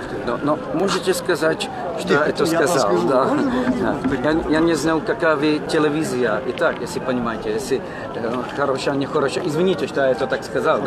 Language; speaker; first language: Russian; non-native, learner; Czech